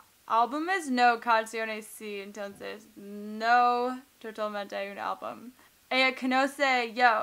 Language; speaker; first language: Spanish; non-native, learner; English